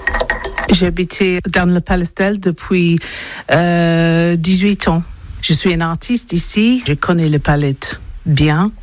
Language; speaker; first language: French; non-native, learner; English